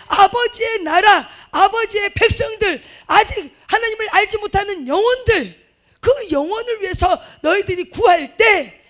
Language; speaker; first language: Korean; native; Korean